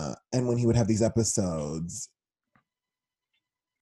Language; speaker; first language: English; early bilingual, other home language; Spanish